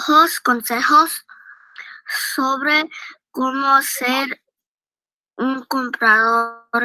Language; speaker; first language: Spanish; early bilingual, heritage; Spanish